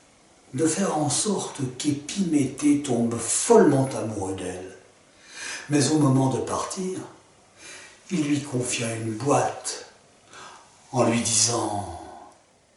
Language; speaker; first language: French; native; French